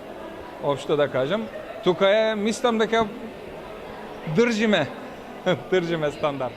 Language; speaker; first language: Macedonian; non-native, fluent; Turkish